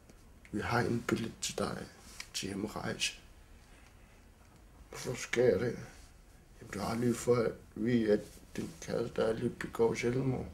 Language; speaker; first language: Danish; non-native, local second language; Kalaallisut